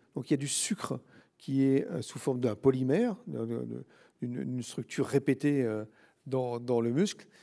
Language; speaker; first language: French; native; French